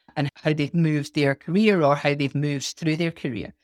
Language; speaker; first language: English; native; English